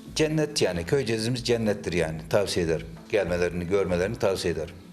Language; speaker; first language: Turkish; native; Turkish